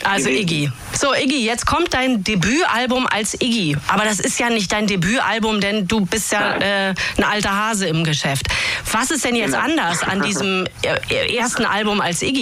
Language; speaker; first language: German; native; German